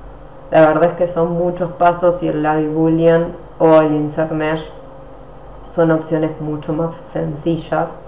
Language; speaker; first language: Spanish; native; Spanish